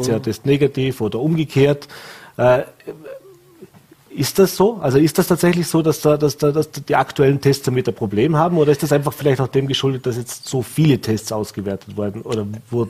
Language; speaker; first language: German; native; German